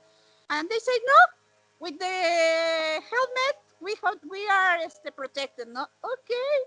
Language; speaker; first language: English; non-native, learner; Spanish